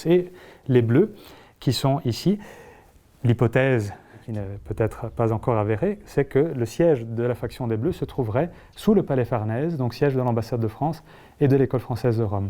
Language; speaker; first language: French; non-native, fluent; Italian